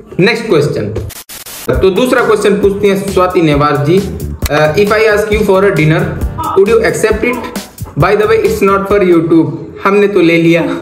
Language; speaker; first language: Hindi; native; Hindi